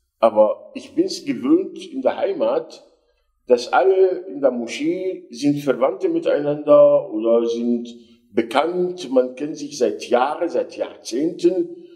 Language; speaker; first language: German; non-native, fluent; Arabic